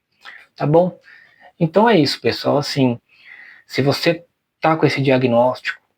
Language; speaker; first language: Portuguese; native; Portuguese